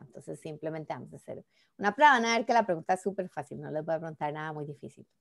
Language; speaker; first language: Spanish; native; Spanish